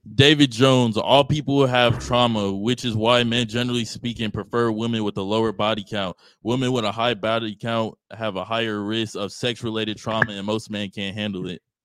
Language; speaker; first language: English; native; English